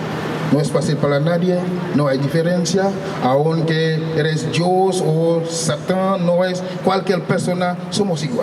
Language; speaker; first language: Spanish; non-native, local second language; Haitian Creole